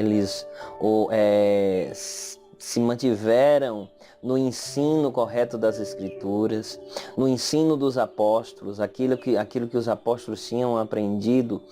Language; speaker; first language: Portuguese; native; Portuguese